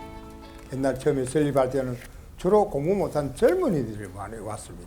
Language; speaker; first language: Korean; native; Korean